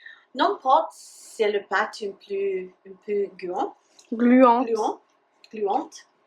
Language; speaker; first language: French; non-native, learner; English